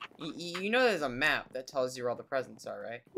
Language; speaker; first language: English; native; English